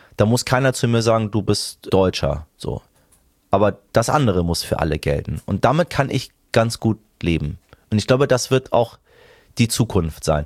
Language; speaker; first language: German; early bilingual, other home language; Persian